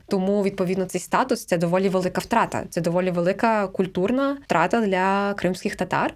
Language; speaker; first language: Ukrainian; native; Ukrainian